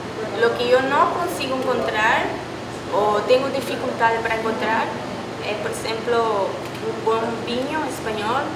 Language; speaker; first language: Portuguese; non-native, fluent; Spanish